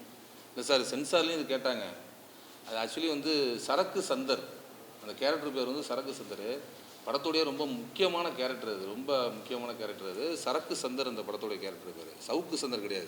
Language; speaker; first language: Tamil; native; Tamil